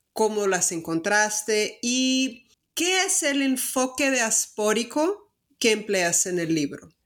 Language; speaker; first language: Spanish; non-native, fluent; Portuguese